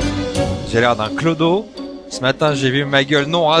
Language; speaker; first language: French; native; French